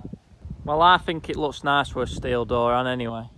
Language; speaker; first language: English; native; English